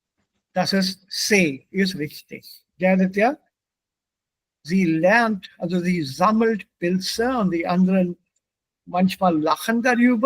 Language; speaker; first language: German; non-native, fluent; Hindi